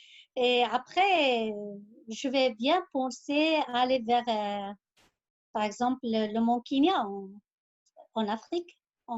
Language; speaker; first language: French; non-native, local second language; Arabic